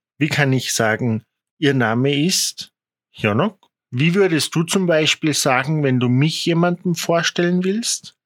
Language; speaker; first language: German; native; German